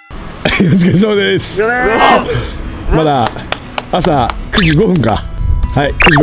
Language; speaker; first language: Japanese; native; Japanese